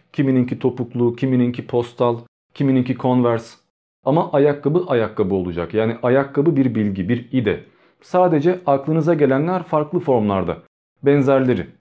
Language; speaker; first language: Turkish; early bilingual, other home language; Albanian